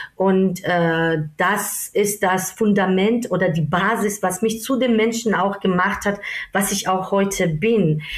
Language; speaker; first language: German; non-native, fluent; Georgian